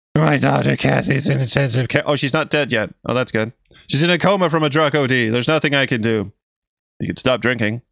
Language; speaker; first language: English; non-native, fluent; Danish